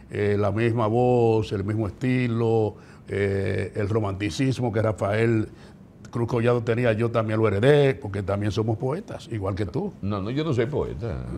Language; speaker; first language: Spanish; native; Spanish